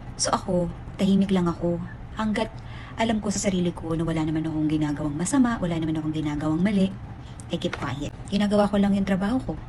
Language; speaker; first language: Filipino; native; Filipino